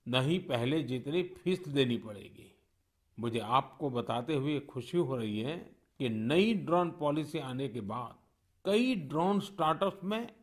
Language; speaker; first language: Hindi; non-native, local second language; Gujarati